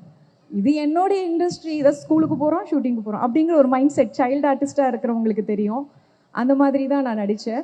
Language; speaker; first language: Tamil; native; Tamil